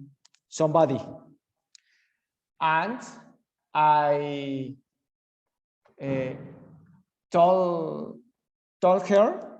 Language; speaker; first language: English; non-native, learner; Spanish